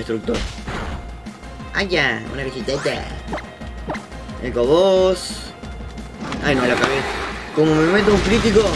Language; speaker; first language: Spanish; native; Spanish